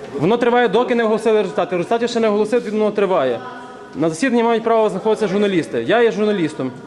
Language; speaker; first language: Ukrainian; native; Ukrainian